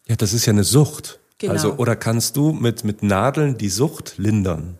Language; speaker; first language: German; native; German